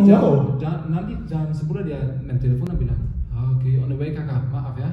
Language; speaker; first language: Indonesian; non-native, fluent; German